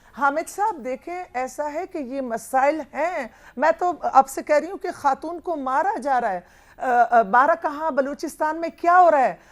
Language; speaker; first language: Urdu; non-native, local second language; Pashto